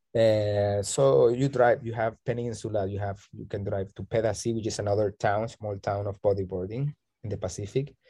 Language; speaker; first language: English; non-native, fluent; Spanish